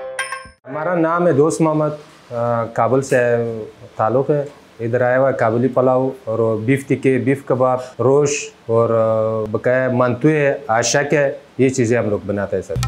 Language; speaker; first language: Hindi; non-native, fluent; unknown